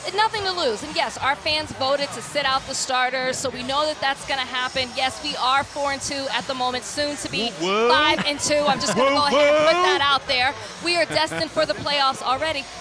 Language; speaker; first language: English; native; English